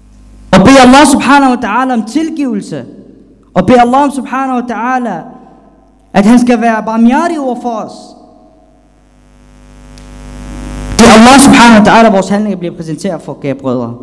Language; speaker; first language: Danish; non-native, fluent; Arabic